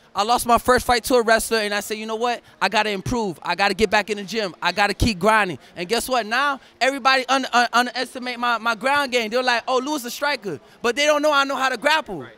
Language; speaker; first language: English; native; English